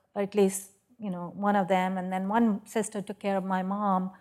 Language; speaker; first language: English; non-native, local second language; Urdu